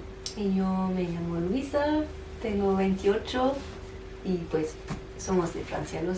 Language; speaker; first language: Spanish; non-native, fluent; French